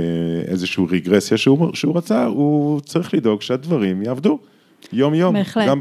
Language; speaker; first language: Hebrew; native; Hebrew